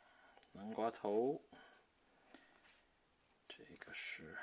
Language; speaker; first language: Chinese; native; Chinese